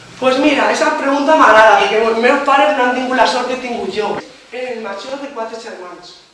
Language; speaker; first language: Catalan; native; Catalan